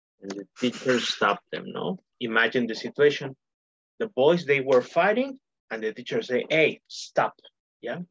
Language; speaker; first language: English; non-native, fluent; Spanish